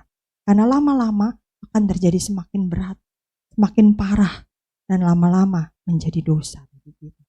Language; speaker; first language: Indonesian; native; Indonesian